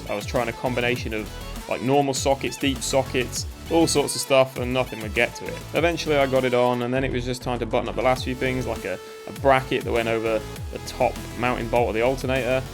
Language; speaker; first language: English; native; English